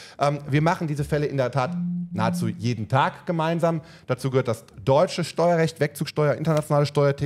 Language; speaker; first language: German; native; German